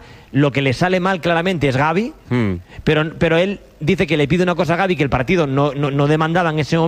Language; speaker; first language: Spanish; native; Spanish